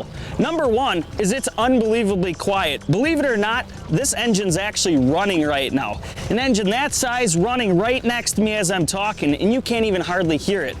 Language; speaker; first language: English; native; English